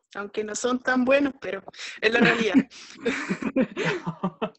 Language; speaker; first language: Spanish; native; Spanish